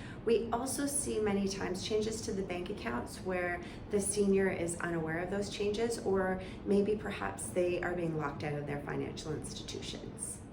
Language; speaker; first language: English; native; English